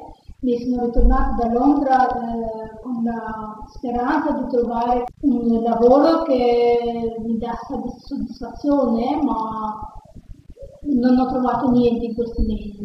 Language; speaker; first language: Italian; non-native, fluent; Albanian